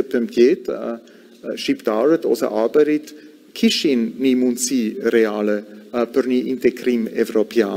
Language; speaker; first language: Albanian; non-native, fluent; German